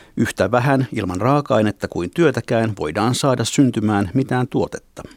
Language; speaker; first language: Finnish; native; Finnish